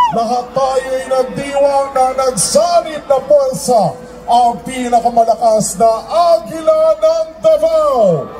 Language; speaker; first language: Filipino; native; Filipino